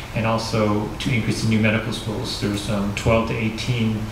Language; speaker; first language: English; native; English